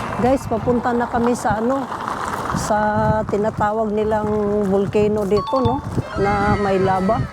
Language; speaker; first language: Filipino; non-native, local second language; Cebuano